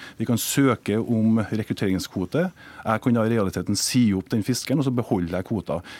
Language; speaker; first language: Norwegian; native; Norwegian